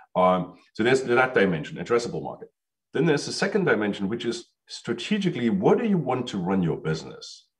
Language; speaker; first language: English; non-native, fluent; German